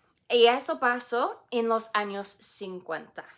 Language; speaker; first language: Spanish; non-native, fluent; English